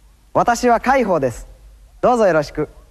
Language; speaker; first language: Japanese; non-native, learner; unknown